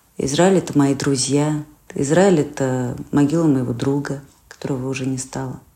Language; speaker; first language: Russian; native; Russian